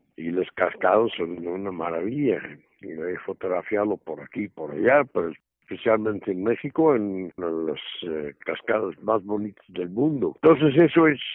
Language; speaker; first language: Spanish; non-native, fluent; Dutch